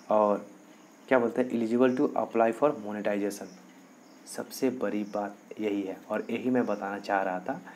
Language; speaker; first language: Hindi; native; Hindi